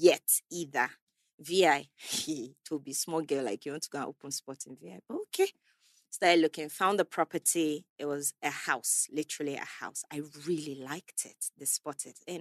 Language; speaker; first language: English; native; English